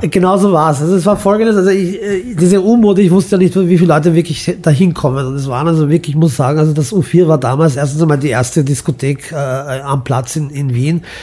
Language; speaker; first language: German; early bilingual, other home language; Croatian